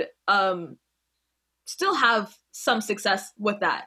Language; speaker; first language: English; native; English